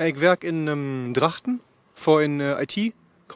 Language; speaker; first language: Dutch; non-native, learner; German